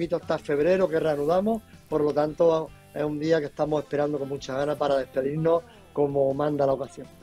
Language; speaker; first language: Spanish; native; Spanish